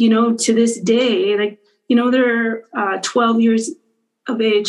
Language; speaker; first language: English; native; English